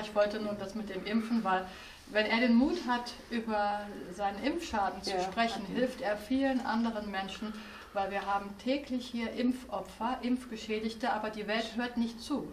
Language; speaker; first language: German; native; German